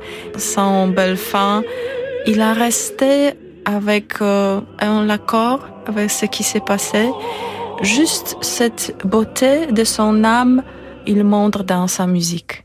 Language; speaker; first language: French; non-native, fluent; Polish